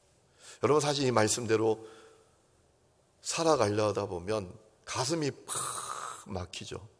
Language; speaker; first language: Korean; native; Korean